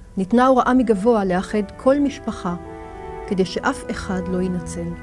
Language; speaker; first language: Hebrew; native; Hebrew